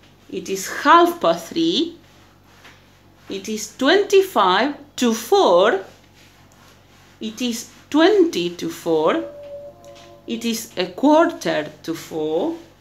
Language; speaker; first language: English; non-native, fluent; Spanish